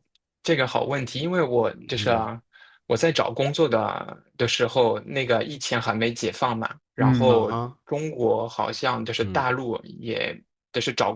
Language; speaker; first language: Chinese; non-native, fluent; French